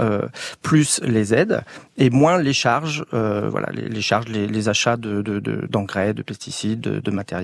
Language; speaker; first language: French; native; French